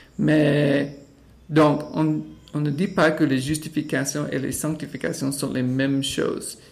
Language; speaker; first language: French; non-native, fluent; English